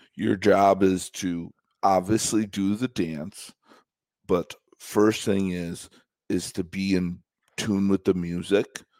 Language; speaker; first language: English; native; English